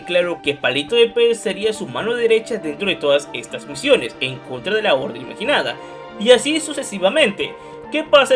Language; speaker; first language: Spanish; native; Spanish